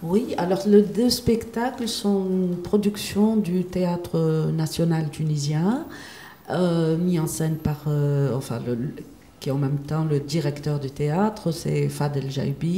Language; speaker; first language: French; non-native, local second language; Arabic